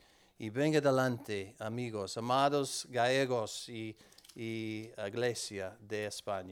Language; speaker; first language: Spanish; non-native, learner; English